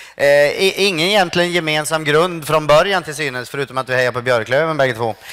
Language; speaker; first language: Swedish; native; Swedish